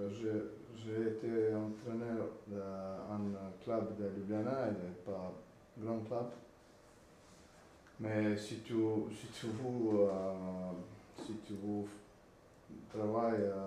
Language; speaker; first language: French; non-native, learner; Slovenian